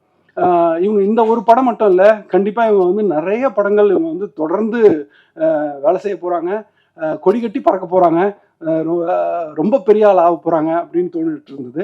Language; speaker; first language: Tamil; native; Tamil